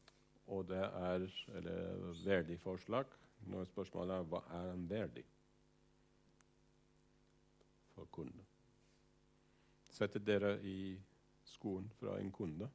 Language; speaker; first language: Norwegian; non-native, fluent; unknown